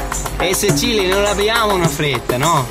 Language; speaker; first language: Italian; non-native, learner; English